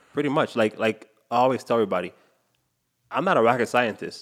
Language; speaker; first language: English; native; English